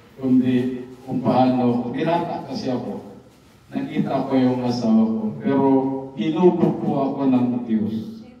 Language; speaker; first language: Filipino; non-native, local second language; Cebuano